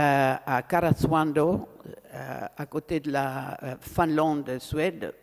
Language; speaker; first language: French; non-native, fluent; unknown